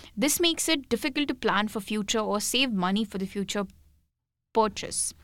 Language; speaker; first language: English; non-native, local second language; Hindi